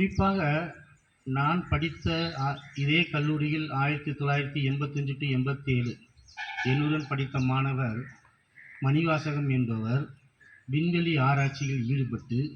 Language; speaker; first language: Tamil; native; Tamil